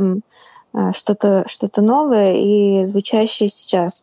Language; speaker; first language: Russian; non-native, local second language; Tatar